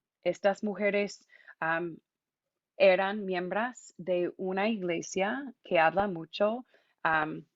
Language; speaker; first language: Spanish; non-native, fluent; English